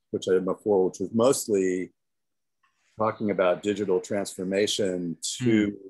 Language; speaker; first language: English; native; English